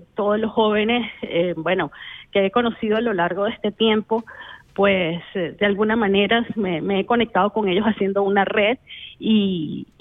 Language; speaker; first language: Spanish; native; Spanish